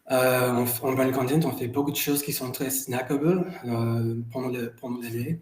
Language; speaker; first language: French; non-native, fluent; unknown